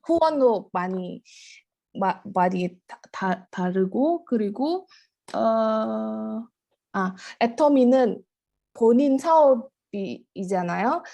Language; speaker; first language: Korean; non-native, fluent; Indonesian